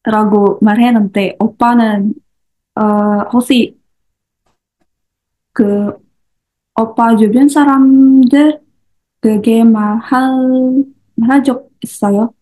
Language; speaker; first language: Korean; non-native, learner; Indonesian